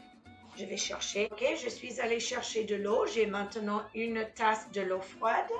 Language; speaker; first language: French; non-native, fluent; English